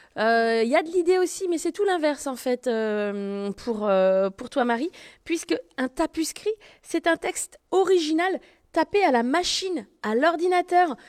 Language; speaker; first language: French; native; French